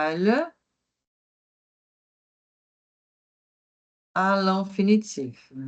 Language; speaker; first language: French; non-native, fluent; Portuguese